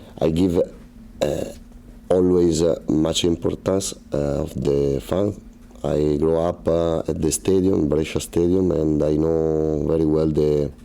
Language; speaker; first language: English; non-native, learner; Italian